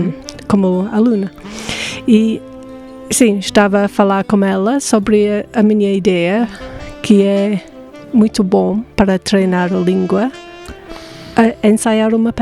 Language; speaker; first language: Portuguese; non-native, fluent; English